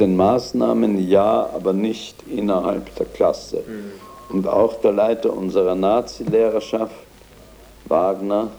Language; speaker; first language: German; native; German